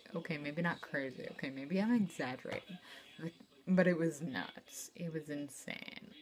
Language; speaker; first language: English; native; English